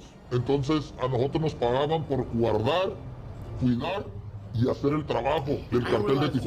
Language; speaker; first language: Spanish; native; Spanish